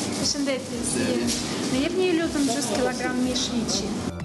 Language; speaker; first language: Albanian; non-native, learner; Russian